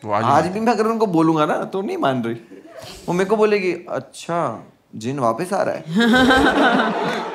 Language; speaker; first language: Hindi; non-native, local second language; Gujarati